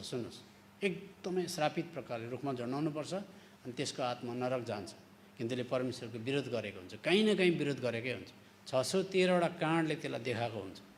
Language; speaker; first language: Nepali; native; Nepali